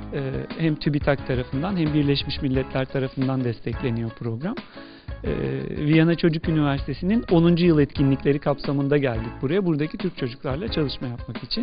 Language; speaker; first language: Turkish; native; Turkish